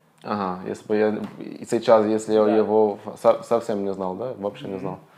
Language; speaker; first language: Russian; non-native, fluent; Portuguese